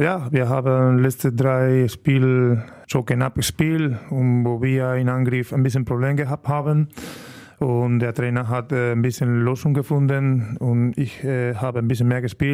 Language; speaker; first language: German; non-native, learner; Spanish